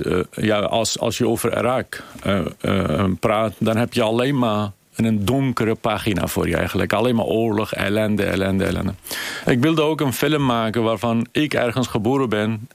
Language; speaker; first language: Dutch; non-native, fluent; Kurdish